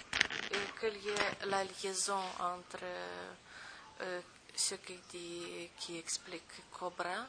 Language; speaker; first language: French; non-native, learner; Romanian